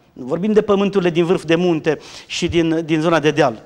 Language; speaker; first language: Romanian; native; Romanian